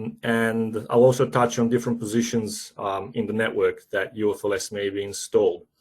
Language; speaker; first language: English; native; English